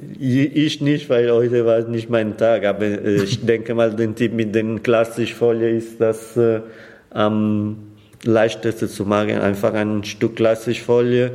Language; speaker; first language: German; non-native, fluent; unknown